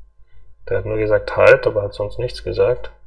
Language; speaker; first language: German; native; German